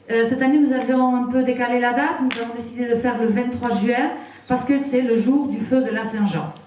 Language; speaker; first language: French; native; French